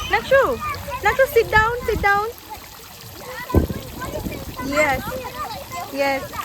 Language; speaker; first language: English; non-native, local second language; Bangla